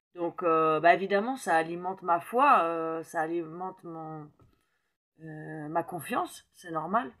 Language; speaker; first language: French; native; French